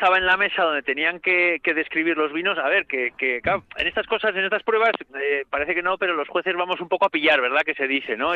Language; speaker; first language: Spanish; native; Spanish